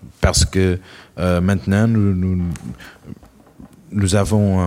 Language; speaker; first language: French; non-native, learner; Portuguese